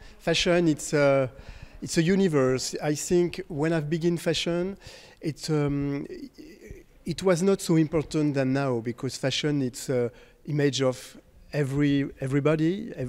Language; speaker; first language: English; non-native, fluent; French